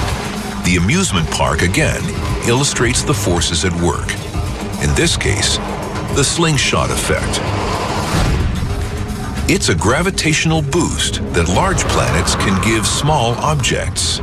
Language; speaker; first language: English; native; English